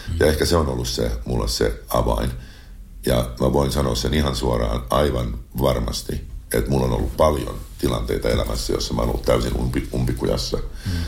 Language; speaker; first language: Finnish; native; Finnish